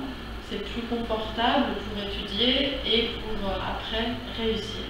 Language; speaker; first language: French; non-native, learner; Korean